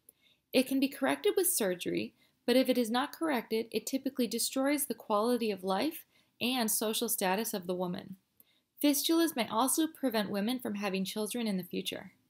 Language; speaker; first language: English; native; English